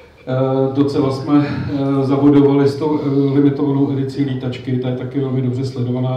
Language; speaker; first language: Czech; native; Czech